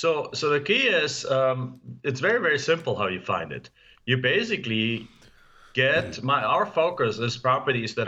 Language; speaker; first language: English; non-native, fluent; German